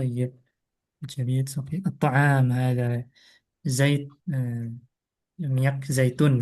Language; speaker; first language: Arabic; non-native, fluent; Indonesian